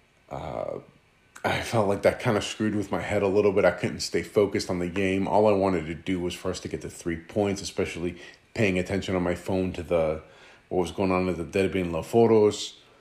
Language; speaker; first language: English; early bilingual, other home language; Greek